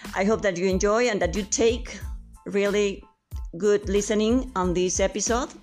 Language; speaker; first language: English; non-native, fluent; Spanish